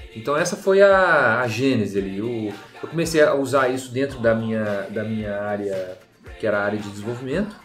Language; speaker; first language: Portuguese; native; Portuguese